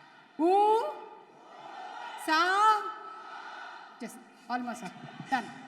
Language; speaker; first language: Telugu; native; Telugu